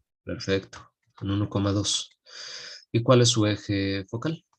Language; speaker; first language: Spanish; native; Spanish